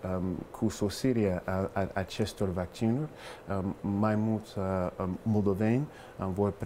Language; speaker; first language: Romanian; non-native, fluent; English